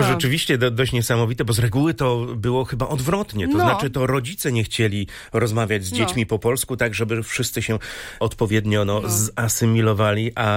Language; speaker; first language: Polish; native; Polish